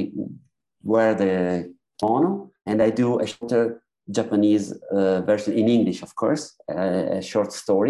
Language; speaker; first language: English; non-native, fluent; Italian